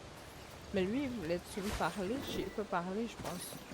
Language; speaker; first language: French; native; French